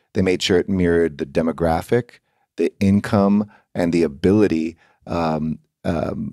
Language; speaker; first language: English; native; English